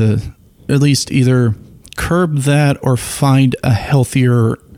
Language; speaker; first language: English; native; English